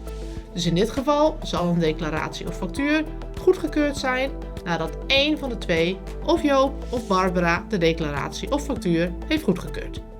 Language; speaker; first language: Dutch; native; Dutch